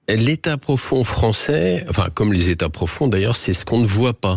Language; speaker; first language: French; native; French